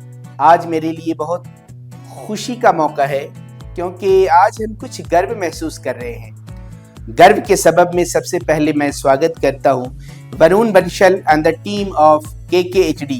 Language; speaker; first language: Hindi; native; Hindi